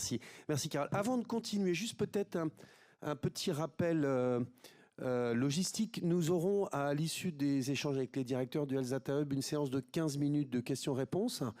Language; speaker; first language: French; native; French